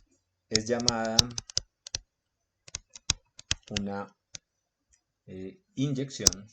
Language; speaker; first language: Spanish; native; Spanish